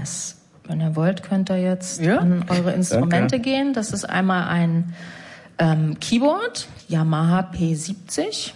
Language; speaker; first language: German; native; German